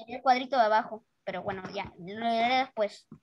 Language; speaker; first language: Spanish; native; Spanish